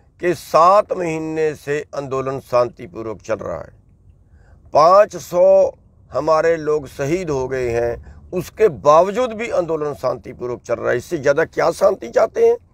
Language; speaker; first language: Hindi; non-native, local second language; Punjabi